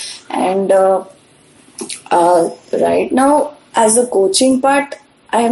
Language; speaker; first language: English; non-native, local second language; Marathi